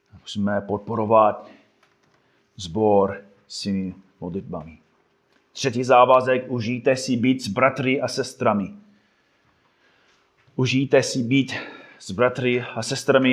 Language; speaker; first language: Czech; non-native, fluent; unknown